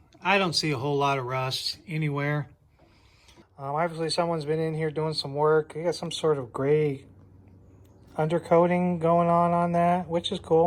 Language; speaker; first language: English; native; English